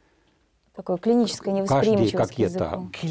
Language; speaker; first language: Russian; native; Russian